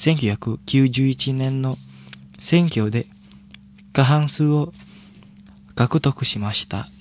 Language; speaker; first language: Japanese; non-native, fluent; Indonesian